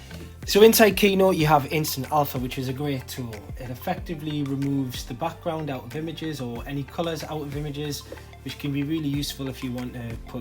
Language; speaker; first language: English; native; English